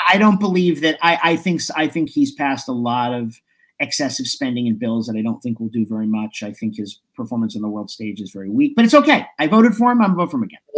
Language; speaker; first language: English; native; English